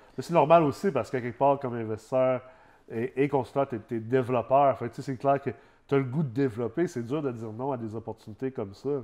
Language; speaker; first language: French; early bilingual, other home language; English